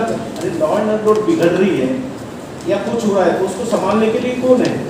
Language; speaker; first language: Hindi; non-native, local second language; Marathi